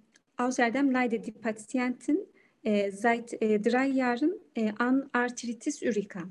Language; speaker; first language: German; non-native, learner; Turkish